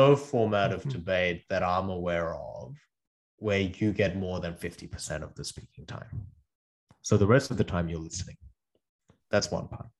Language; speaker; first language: English; early bilingual, other home language; Korean